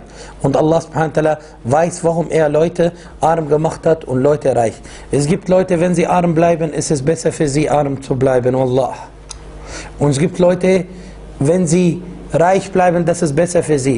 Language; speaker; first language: German; non-native, fluent; Arabic